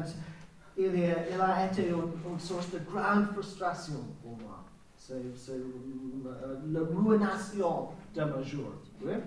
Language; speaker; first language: French; non-native, learner; English